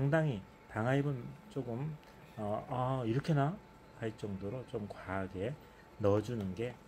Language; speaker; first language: Korean; native; Korean